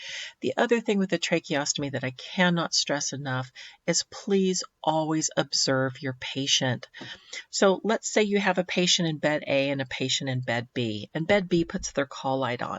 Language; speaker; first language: English; native; English